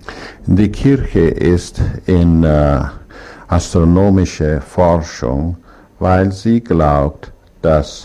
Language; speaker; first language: German; non-native, learner; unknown